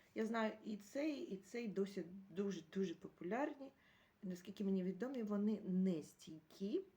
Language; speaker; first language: Ukrainian; native; Ukrainian